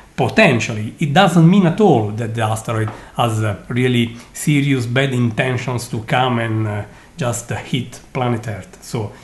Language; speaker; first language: English; non-native, fluent; Italian